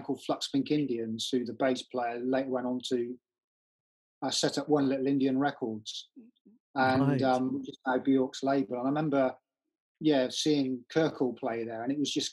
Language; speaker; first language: English; native; English